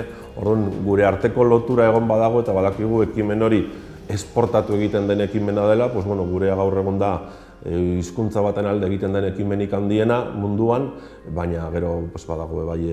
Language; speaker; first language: Basque; native; Basque